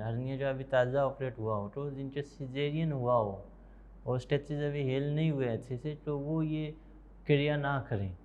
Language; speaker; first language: Hindi; native; Hindi